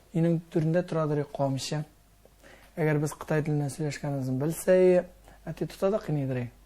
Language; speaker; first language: Tatar; early bilingual, heritage; Tatar